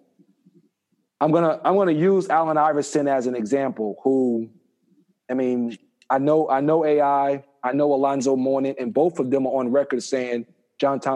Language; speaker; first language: English; native; English